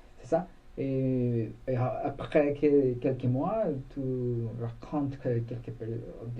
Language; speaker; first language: French; non-native, learner; Spanish